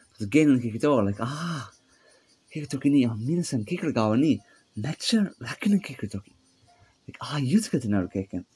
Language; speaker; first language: Japanese; non-native, learner; English